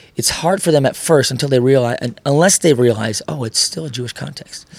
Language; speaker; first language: English; native; English